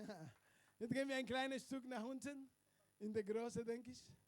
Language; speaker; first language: German; non-native, fluent; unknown